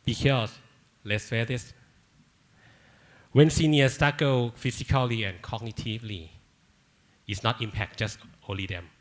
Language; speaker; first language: English; non-native, learner; Thai